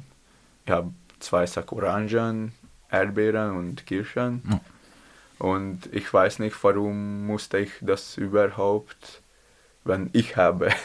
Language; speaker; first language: German; non-native, learner; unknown